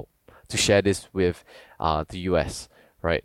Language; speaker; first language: English; native; English